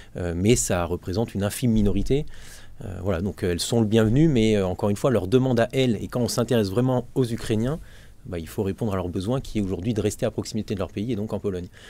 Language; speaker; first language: French; native; French